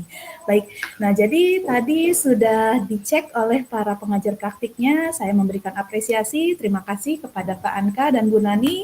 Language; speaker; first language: Indonesian; native; Indonesian